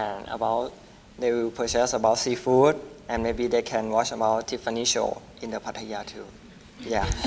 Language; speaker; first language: English; non-native, learner; Thai